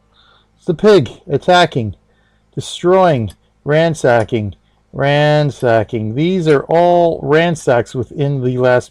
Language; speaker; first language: English; native; English